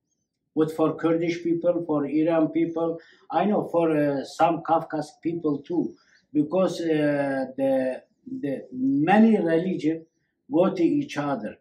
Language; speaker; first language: English; non-native, learner; Kurdish